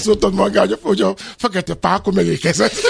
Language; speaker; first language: Hungarian; non-native, learner; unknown